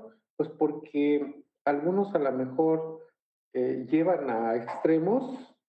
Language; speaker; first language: Spanish; native; Spanish